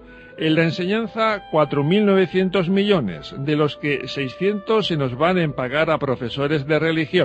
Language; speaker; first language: Spanish; native; Spanish